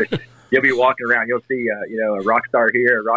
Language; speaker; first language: English; native; English